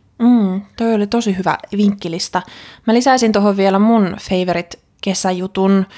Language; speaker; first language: Finnish; native; Finnish